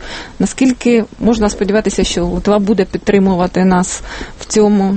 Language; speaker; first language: Ukrainian; native; Ukrainian